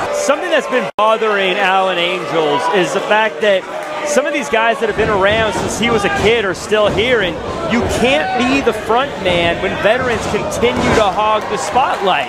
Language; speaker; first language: English; native; English